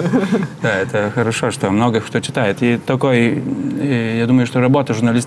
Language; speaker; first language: Russian; non-native, fluent; Lithuanian